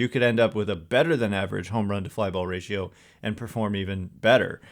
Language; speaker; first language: English; native; English